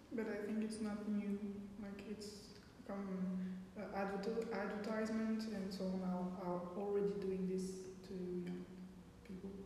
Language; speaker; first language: English; non-native, learner; French